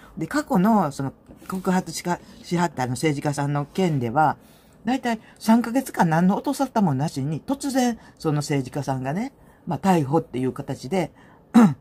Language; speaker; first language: Japanese; native; Japanese